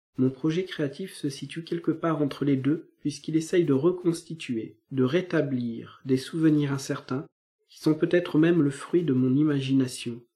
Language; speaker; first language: French; native; French